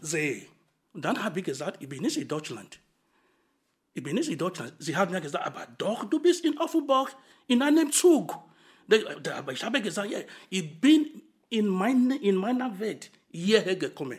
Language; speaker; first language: German; non-native, fluent; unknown